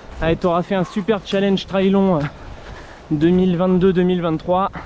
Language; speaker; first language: French; native; French